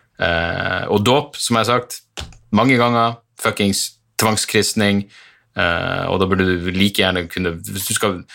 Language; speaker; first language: Norwegian; native; Norwegian